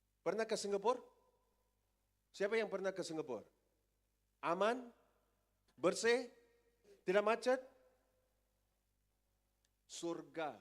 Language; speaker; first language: Indonesian; non-native, fluent; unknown